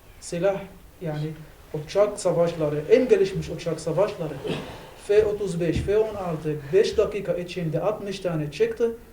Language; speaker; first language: Turkish; non-native, fluent; Arabic